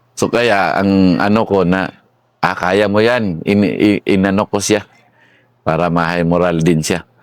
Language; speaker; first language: Filipino; non-native, local second language; Cebuano